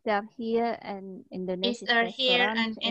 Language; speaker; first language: Dutch; non-native, learner; Indonesian